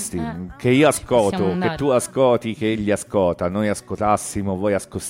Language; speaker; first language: Italian; native; Italian